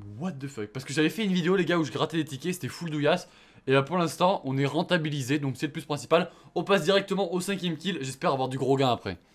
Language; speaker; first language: French; native; French